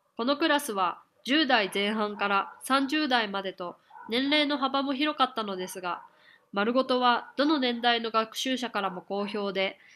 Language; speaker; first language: Japanese; native; Japanese